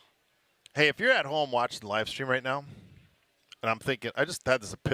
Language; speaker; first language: English; native; English